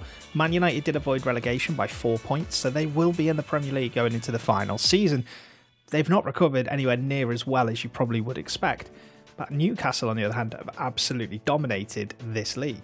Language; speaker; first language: English; native; English